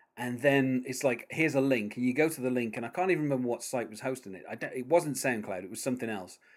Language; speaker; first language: English; native; English